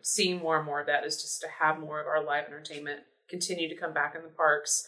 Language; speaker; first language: English; native; English